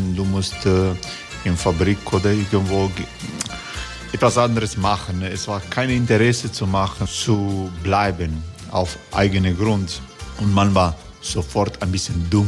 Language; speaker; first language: German; non-native, learner; Croatian